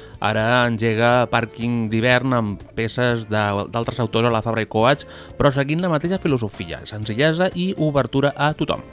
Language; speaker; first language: Catalan; native; Catalan